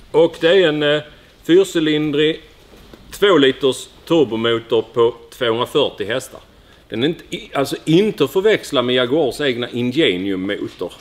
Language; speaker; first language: Swedish; native; Swedish